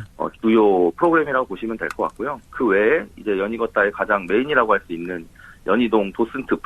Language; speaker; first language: Korean; native; Korean